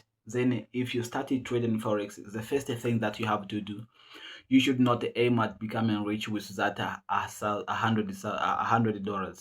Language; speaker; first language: English; non-native, local second language; Swahili